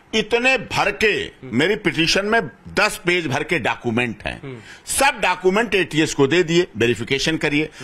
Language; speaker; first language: Hindi; native; Hindi